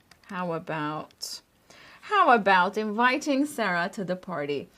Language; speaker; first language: English; non-native, fluent; Turkish